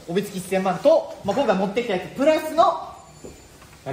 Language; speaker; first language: Japanese; native; Japanese